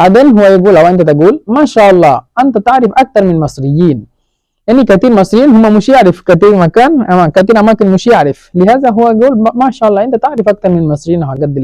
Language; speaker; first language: Arabic; non-native, learner; Bangla